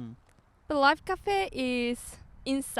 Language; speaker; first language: English; non-native, learner; Korean